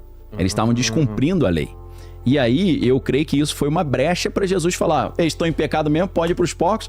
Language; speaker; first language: Portuguese; native; Portuguese